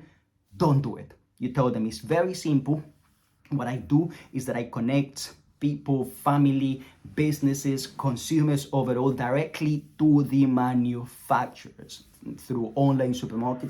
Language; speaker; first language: English; non-native, fluent; Spanish